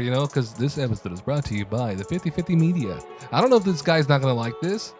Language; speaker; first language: English; early bilingual, other home language; Spanish